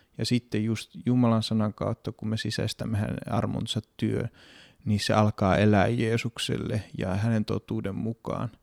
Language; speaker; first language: Finnish; non-native, fluent; Greek